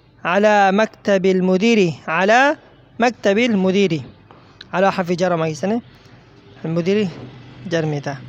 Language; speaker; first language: Arabic; non-native, fluent; Persian